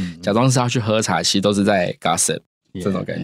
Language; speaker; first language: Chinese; native; Chinese